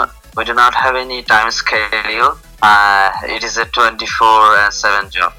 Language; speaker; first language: English; non-native, local second language; Bangla